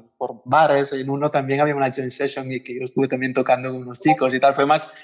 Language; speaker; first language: Spanish; non-native, fluent; Italian